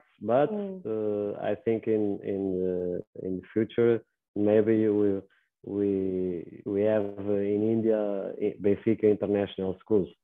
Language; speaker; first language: English; non-native, learner; Portuguese